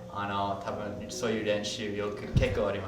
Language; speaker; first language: Japanese; non-native, learner; English